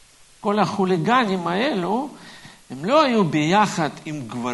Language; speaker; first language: Hebrew; non-native, fluent; Russian